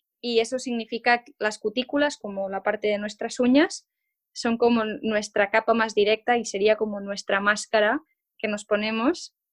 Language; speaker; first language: Spanish; non-native, local second language; Catalan